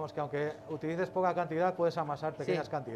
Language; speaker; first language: Spanish; native; Spanish